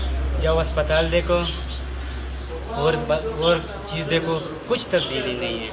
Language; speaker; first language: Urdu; non-native, local second language; Pashto